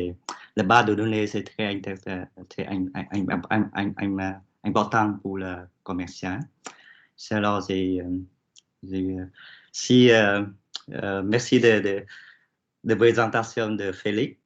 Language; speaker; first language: French; non-native, learner; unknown